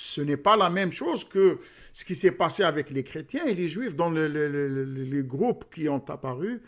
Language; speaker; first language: French; non-native, local second language; Arabic